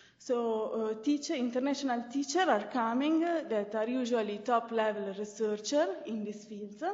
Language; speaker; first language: English; non-native, fluent; Italian